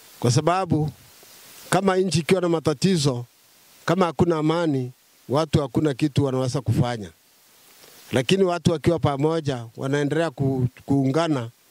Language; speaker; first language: Swahili; non-native, local second language; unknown